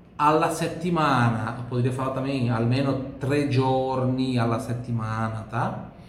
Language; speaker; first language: Italian; non-native, fluent; Portuguese